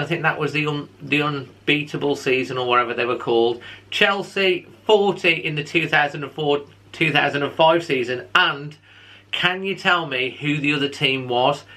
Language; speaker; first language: English; native; English